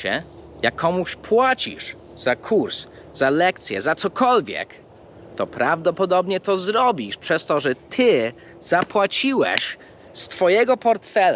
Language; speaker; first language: Polish; early bilingual, heritage; English